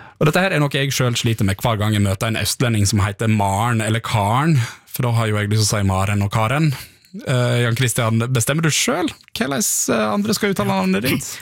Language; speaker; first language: Norwegian; native; Norwegian